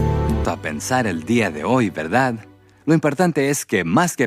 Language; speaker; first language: Spanish; native; Spanish